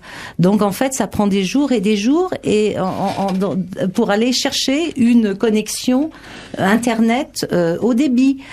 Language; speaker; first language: French; native; French